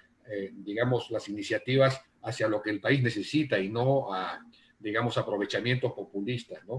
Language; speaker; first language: Spanish; native; Spanish